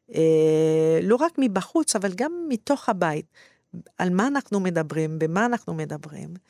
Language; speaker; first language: Hebrew; non-native, fluent; English